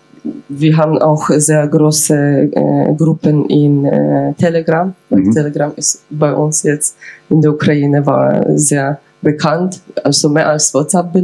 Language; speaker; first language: German; non-native, fluent; Ukrainian